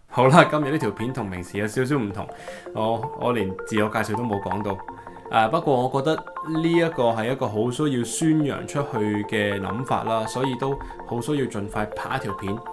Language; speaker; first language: Cantonese; native; Cantonese